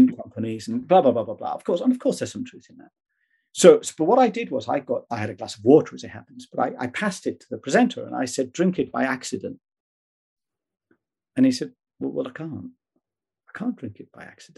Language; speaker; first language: English; native; English